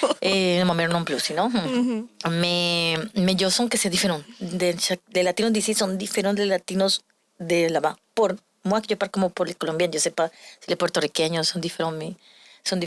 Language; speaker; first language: French; non-native, learner; Spanish